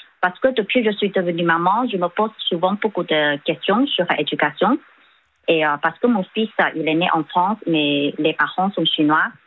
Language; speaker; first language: French; non-native, fluent; Chinese